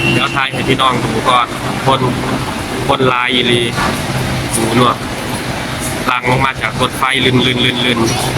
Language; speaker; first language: Thai; native; Thai